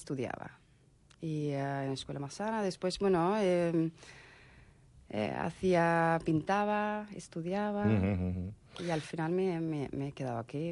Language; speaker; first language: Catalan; non-native, learner; Swedish